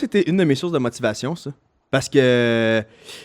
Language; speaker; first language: French; native; French